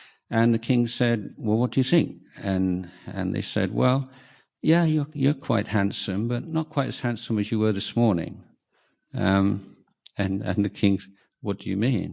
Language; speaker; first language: English; native; English